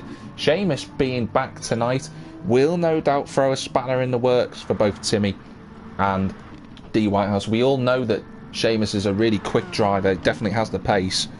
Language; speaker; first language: English; native; English